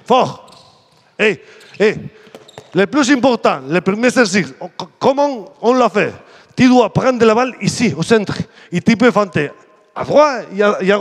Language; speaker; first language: French; non-native, fluent; Spanish